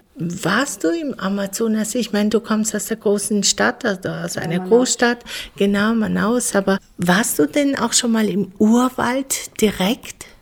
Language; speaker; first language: German; native; German